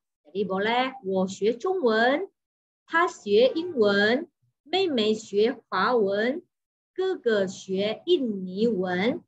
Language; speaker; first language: Chinese; non-native, fluent; Indonesian